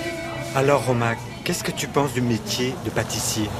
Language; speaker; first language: French; native; French